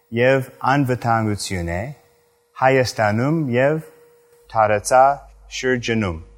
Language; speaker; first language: Armenian; non-native, learner; English